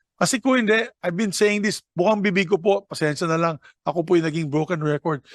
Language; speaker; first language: Filipino; non-native, local second language; Cebuano